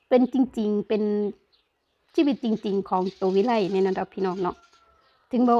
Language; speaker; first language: Thai; native; Thai